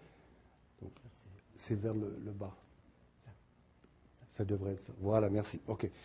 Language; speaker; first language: French; native; French